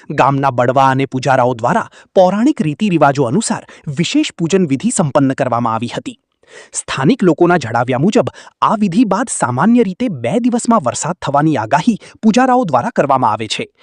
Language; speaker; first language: Gujarati; native; Gujarati